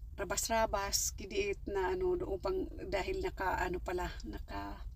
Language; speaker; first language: Filipino; non-native, local second language; Bikol